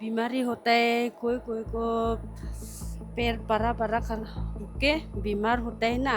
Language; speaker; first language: Hindi; non-native, local second language; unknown